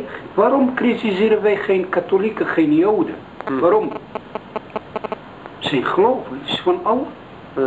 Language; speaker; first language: Dutch; non-native, learner; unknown